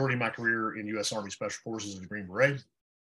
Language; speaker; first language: English; native; English